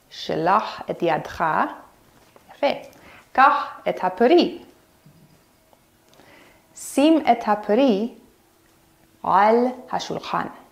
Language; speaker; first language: Hebrew; non-native, fluent; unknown